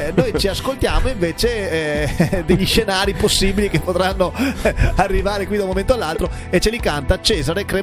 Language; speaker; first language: Italian; native; Italian